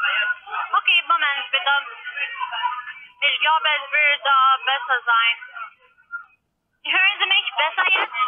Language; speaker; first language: German; non-native, learner; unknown